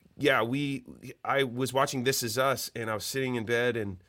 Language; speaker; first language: English; native; English